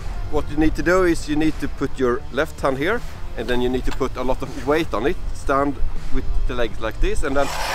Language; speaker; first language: English; non-native, fluent; Swedish